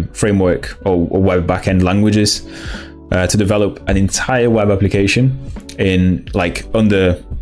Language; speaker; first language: English; non-native, fluent; Portuguese